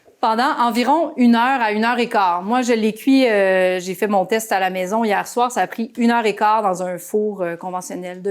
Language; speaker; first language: French; native; French